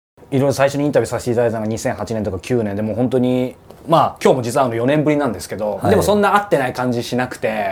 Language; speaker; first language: Japanese; native; Japanese